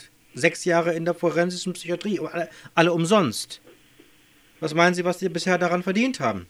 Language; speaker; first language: German; native; German